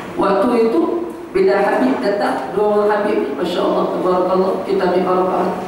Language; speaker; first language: Malay; native; Malay